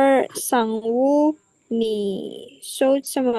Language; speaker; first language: Chinese; non-native, learner; Indonesian